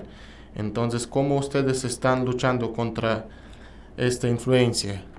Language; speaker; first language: Spanish; non-native, learner; Russian